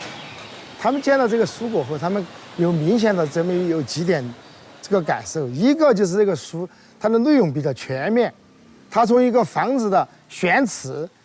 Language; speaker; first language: Chinese; native; Chinese